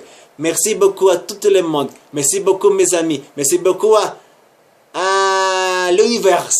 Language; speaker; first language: French; non-native, learner; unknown